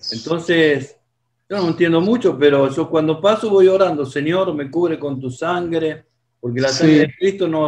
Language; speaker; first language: Spanish; non-native, fluent; Portuguese